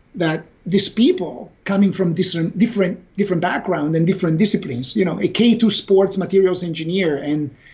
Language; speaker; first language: English; non-native, fluent; Italian